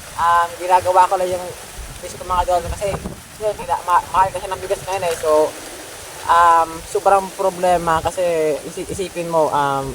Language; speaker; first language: Filipino; non-native, local second language; Bikol